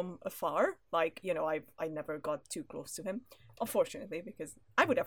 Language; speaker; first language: English; non-native, fluent; Hungarian